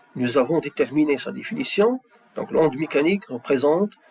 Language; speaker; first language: French; non-native, local second language; Arabic